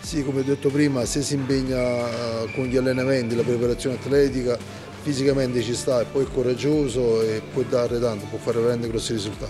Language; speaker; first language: Italian; native; Italian